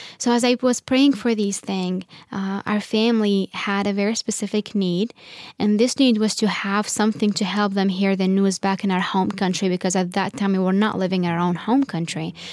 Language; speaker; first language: English; non-native, fluent; Arabic